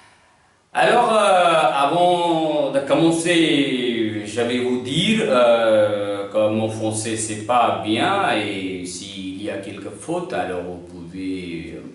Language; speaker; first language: French; non-native, learner; Hindi